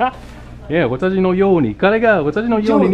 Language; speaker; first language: Japanese; non-native, learner; English